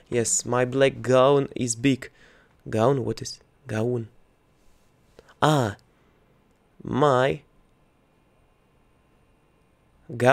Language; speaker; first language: English; non-native, learner; Russian